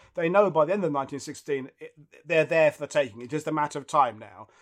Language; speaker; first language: English; native; English